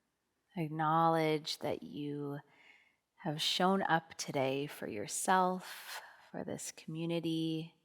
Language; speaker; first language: English; native; English